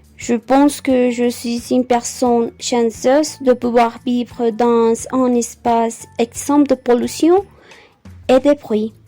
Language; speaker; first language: French; non-native, fluent; Spanish